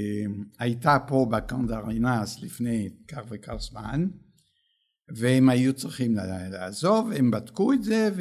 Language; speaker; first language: Hebrew; early bilingual, other home language; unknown